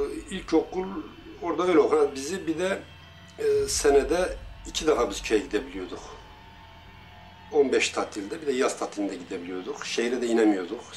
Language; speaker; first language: Turkish; non-native, local second language; Kurdish